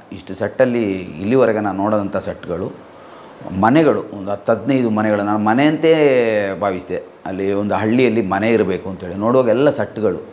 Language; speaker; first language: Kannada; non-native, local second language; Malayalam